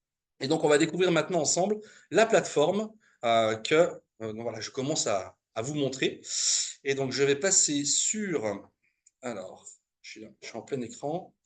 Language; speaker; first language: French; native; French